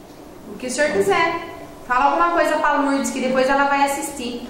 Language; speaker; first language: Portuguese; native; Portuguese